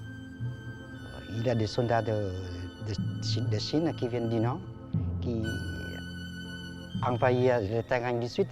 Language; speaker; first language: French; non-native, learner; Vietnamese